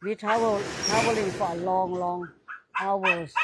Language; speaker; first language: English; non-native, learner; Thai